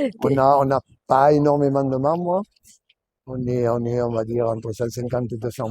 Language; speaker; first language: French; native; French